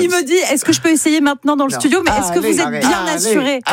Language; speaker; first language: French; native; French